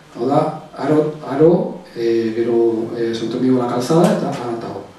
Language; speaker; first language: Spanish; non-native, local second language; Basque